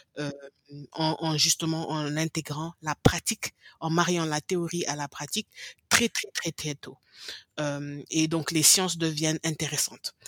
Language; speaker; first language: French; non-native, local second language; English